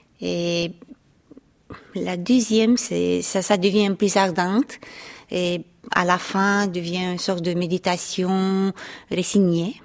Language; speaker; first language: French; non-native, fluent; Romanian